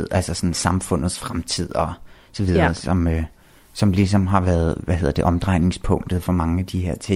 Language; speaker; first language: Danish; native; Danish